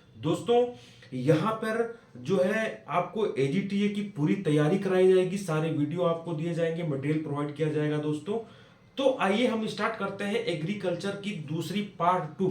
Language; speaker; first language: Hindi; native; Hindi